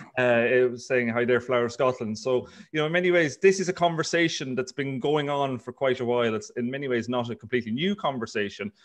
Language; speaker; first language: English; native; English